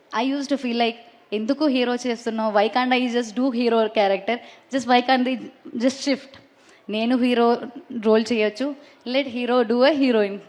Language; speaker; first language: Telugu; non-native, learner; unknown